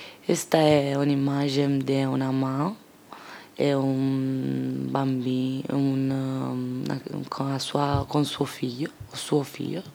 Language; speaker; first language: Italian; non-native, learner; Portuguese